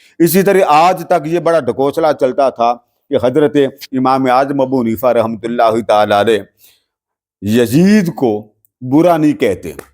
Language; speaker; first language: Urdu; non-native, local second language; Punjabi